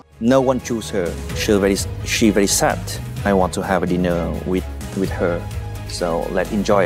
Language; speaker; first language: English; non-native, learner; Vietnamese